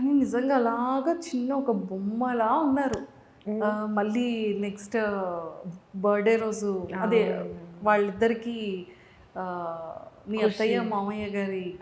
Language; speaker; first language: Telugu; native; Telugu